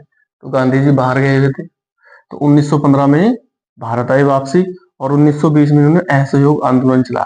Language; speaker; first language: Hindi; native; Hindi